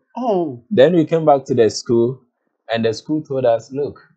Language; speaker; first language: English; non-native, local second language; Akan